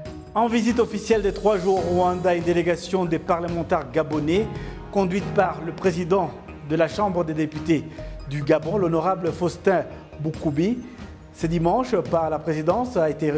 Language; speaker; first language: French; non-native, local second language; Kinyarwanda